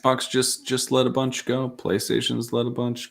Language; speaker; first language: English; native; English